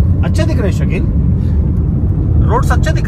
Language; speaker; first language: Hindi; non-native, local second language; Telugu